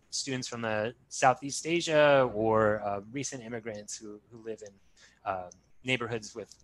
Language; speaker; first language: English; native; English